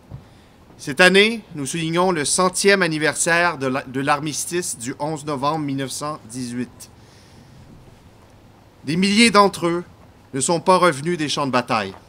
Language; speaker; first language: French; native; French